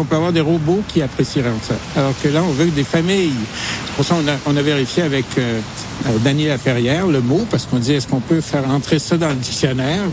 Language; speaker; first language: French; native; French